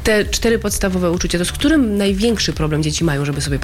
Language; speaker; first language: Polish; native; Polish